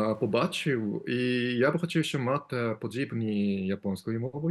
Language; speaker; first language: Ukrainian; non-native, fluent; Japanese